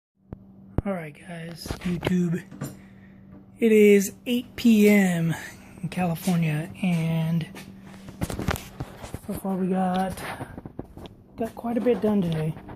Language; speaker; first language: English; native; English